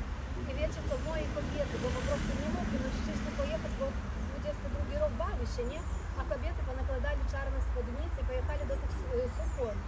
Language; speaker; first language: Polish; early bilingual, heritage; Polish